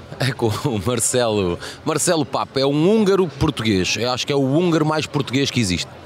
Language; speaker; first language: Portuguese; native; Portuguese